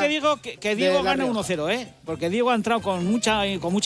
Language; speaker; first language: Spanish; native; Spanish